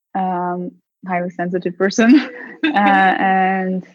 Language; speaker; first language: English; non-native, fluent; Hebrew